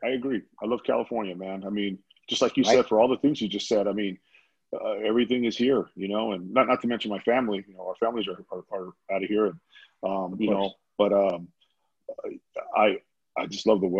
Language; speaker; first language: English; native; English